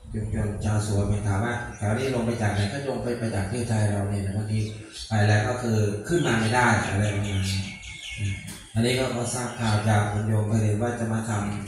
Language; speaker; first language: Thai; non-native, local second language; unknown